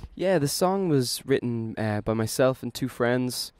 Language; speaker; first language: English; native; English